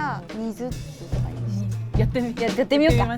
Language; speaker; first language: Japanese; native; Japanese